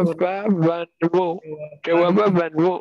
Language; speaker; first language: Indonesian; non-native, learner; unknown